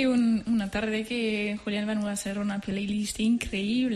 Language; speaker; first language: Spanish; non-native, learner; French